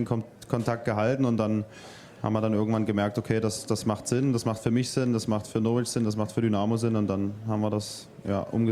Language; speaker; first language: German; native; German